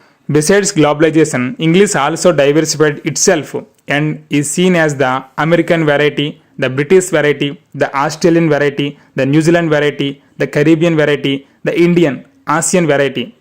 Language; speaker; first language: English; non-native, local second language; Telugu